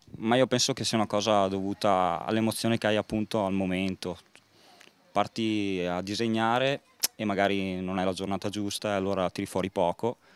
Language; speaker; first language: Italian; native; Italian